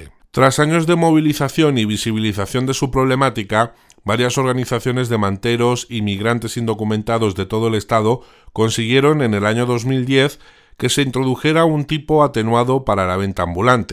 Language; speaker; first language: Spanish; native; Spanish